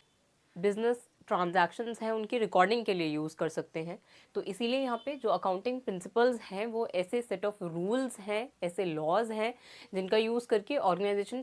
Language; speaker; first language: Hindi; native; Hindi